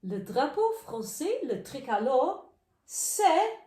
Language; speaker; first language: French; non-native, fluent; English